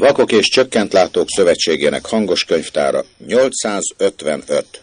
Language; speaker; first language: Hungarian; native; Hungarian